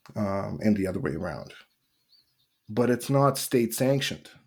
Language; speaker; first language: English; non-native, fluent; Russian